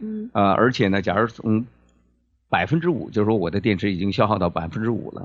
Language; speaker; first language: Chinese; native; Chinese